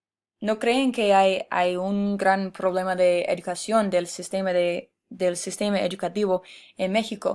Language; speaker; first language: Spanish; non-native, fluent; English